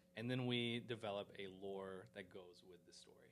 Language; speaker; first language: English; early bilingual, other home language; Spanish